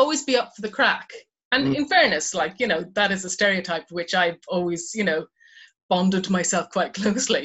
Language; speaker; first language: English; native; English